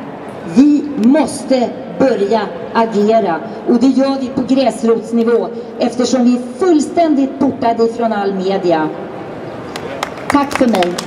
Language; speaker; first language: Swedish; native; Swedish